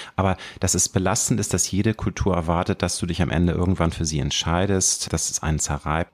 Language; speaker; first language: German; native; German